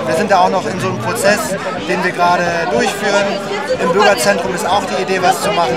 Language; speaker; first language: German; native; German